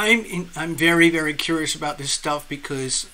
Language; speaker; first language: English; native; English